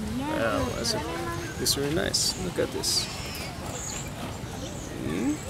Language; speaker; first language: English; non-native, learner; Japanese